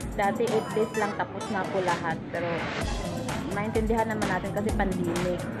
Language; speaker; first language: Filipino; non-native, local second language; Cebuano